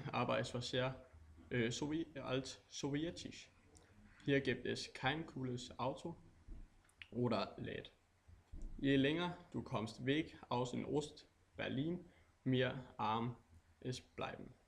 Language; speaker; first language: German; non-native, learner; Danish